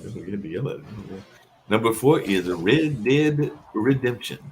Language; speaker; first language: English; native; English